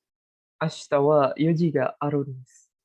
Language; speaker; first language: Japanese; non-native, learner; Indonesian